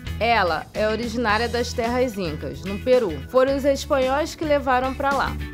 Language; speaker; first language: Portuguese; native; Portuguese